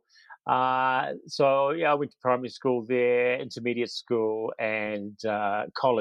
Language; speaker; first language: English; native; English